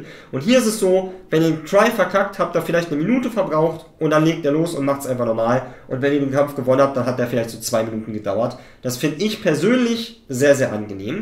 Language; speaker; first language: German; native; German